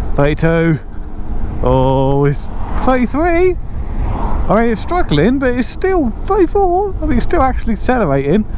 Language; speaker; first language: English; native; English